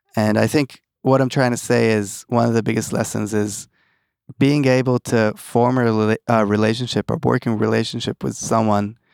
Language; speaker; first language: English; early bilingual, other home language; Hebrew